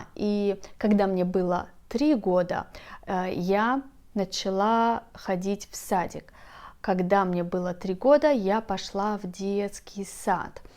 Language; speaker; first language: Russian; native; Russian